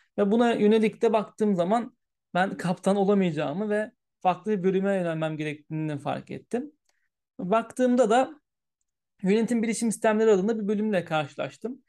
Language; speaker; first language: Turkish; early bilingual, heritage; Turkish